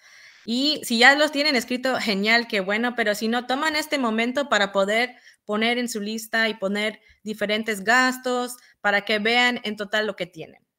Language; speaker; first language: Spanish; early bilingual, heritage; Spanish